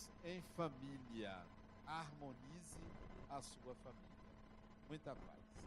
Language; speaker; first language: Portuguese; native; Portuguese